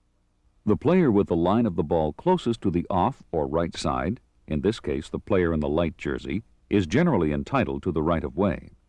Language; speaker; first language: English; native; English